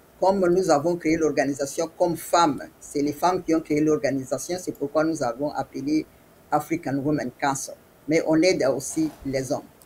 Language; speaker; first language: French; non-native, local second language; Swahili